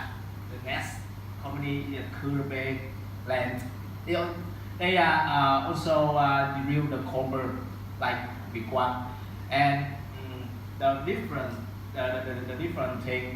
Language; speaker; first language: English; non-native, learner; Vietnamese